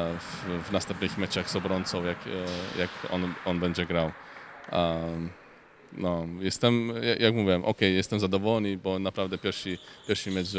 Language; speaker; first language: Polish; non-native, fluent; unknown